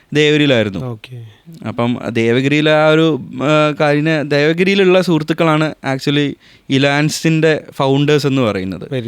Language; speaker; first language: Malayalam; native; Malayalam